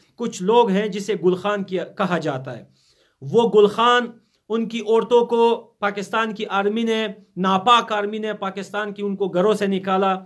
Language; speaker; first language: Urdu; non-native, fluent; Pashto